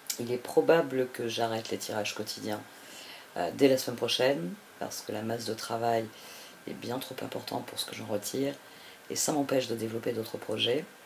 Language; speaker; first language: French; native; French